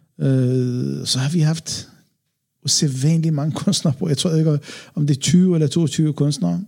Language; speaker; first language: Danish; non-native, fluent; Arabic